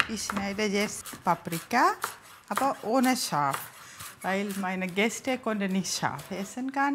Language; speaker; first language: German; non-native, learner; Tamil